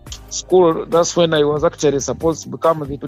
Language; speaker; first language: English; non-native, local second language; Nyankole